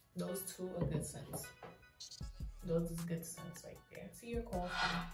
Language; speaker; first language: English; native; English